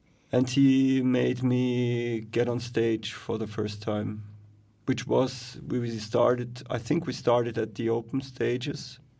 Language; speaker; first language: English; non-native, fluent; German